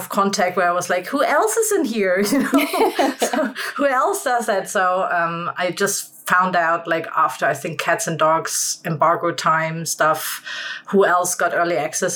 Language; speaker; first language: English; non-native, fluent; German